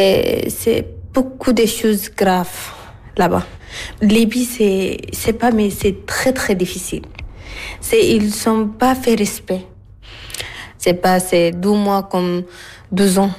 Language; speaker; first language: French; non-native, learner; Arabic